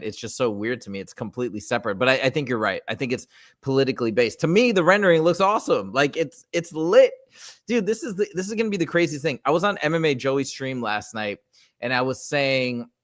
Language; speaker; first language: English; native; English